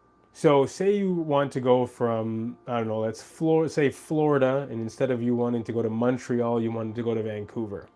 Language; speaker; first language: English; native; English